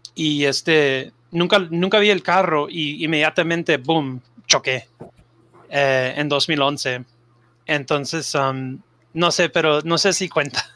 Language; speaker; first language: Spanish; early bilingual, heritage; Spanish